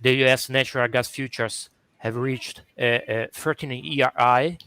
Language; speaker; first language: English; non-native, fluent; Italian